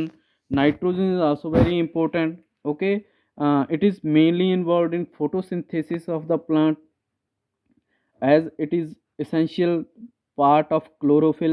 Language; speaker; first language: English; non-native, local second language; Punjabi